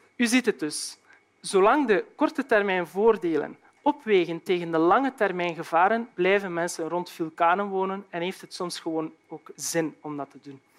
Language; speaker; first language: Dutch; native; Dutch